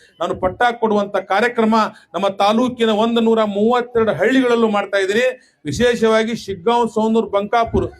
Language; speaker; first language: Kannada; non-native, local second language; Urdu